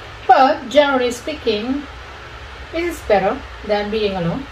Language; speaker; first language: English; non-native, fluent; Vietnamese